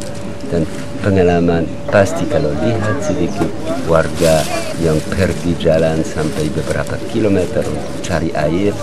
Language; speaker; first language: Indonesian; non-native, learner; French